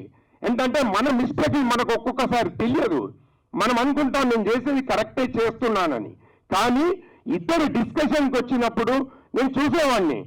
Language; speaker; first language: Telugu; native; Telugu